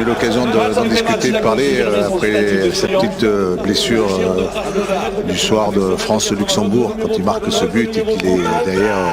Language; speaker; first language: French; native; French